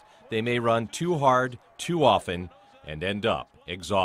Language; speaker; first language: English; native; English